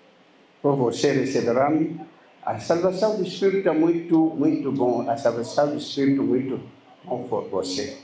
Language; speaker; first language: Portuguese; non-native, learner; Lingala